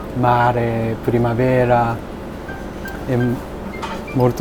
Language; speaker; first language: Italian; non-native, learner; Japanese